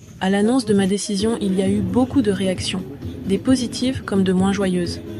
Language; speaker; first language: French; native; French